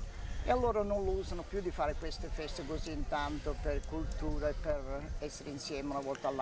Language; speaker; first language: Italian; early bilingual, heritage; Italian